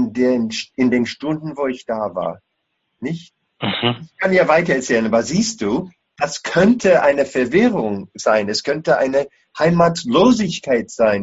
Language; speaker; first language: German; non-native, fluent; English